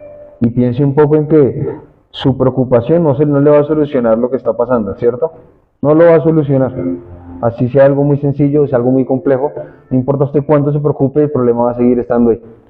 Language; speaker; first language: Spanish; native; Spanish